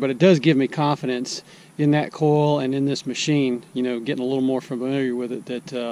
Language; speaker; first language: English; native; English